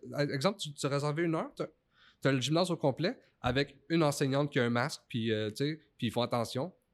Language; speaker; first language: French; native; French